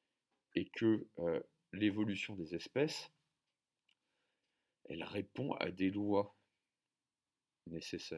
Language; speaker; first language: French; native; French